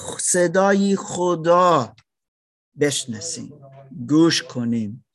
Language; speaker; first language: Persian; non-native, learner; German